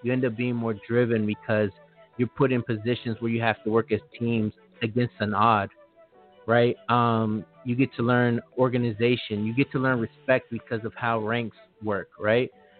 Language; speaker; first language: English; native; English